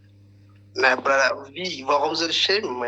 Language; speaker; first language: German; non-native, fluent; Tigrinya